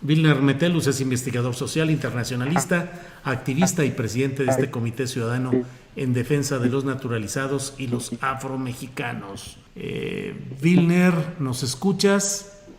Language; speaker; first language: Spanish; native; Spanish